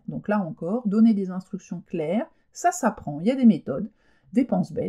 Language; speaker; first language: French; native; French